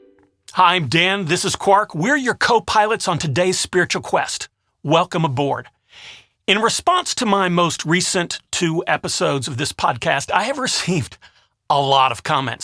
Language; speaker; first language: English; native; English